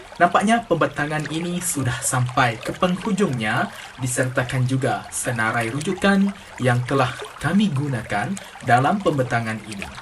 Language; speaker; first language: Malay; native; Malay